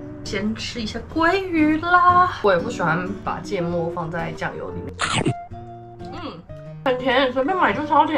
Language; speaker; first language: Chinese; native; Chinese